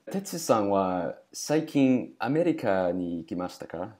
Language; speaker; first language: Japanese; non-native, learner; English